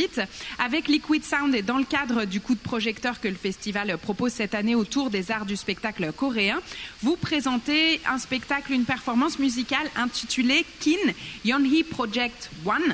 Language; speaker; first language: French; native; French